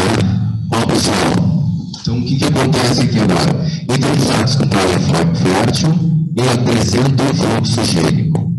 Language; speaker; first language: Portuguese; native; Portuguese